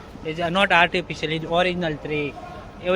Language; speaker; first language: English; non-native, learner; Gujarati